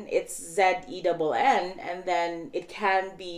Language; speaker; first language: English; non-native, local second language; Cebuano